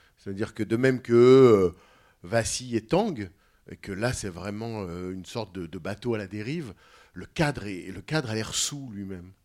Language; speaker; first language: French; native; French